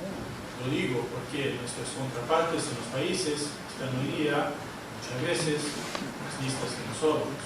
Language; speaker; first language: Spanish; non-native, fluent; Portuguese